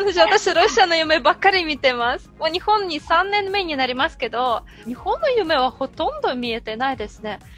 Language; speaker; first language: Japanese; non-native, fluent; Russian